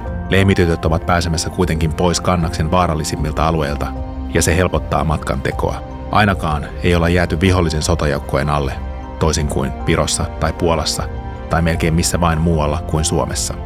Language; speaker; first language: Finnish; native; Finnish